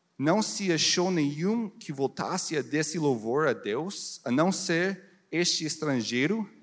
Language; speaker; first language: Portuguese; non-native, learner; English